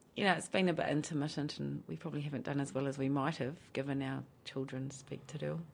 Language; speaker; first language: English; native; English